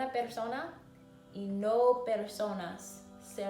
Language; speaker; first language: Spanish; non-native, learner; English